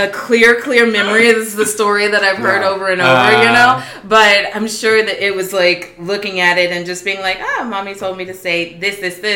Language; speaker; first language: English; native; English